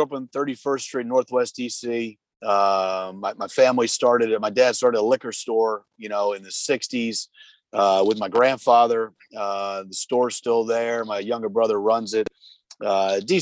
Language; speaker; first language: English; native; English